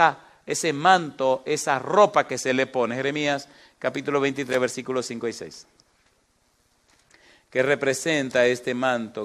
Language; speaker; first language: Spanish; native; Spanish